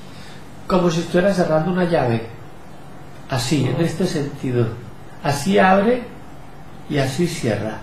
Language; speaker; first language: Spanish; native; Spanish